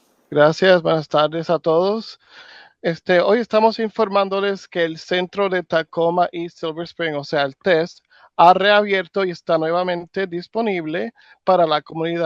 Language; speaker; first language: Spanish; native; Spanish